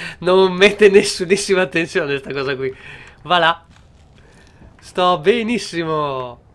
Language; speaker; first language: Italian; native; Italian